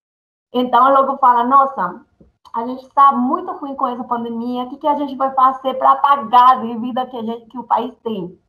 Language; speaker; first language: Portuguese; non-native, fluent; Spanish